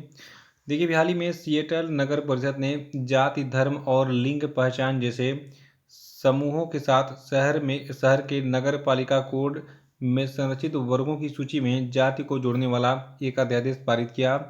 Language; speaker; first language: Hindi; native; Hindi